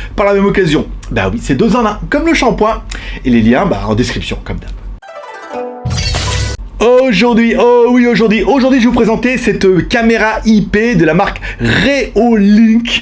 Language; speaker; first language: French; native; French